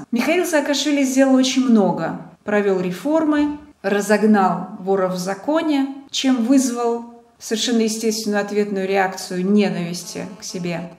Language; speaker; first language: Russian; non-native, local second language; Georgian